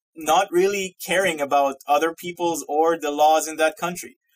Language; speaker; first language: English; non-native, fluent; Hebrew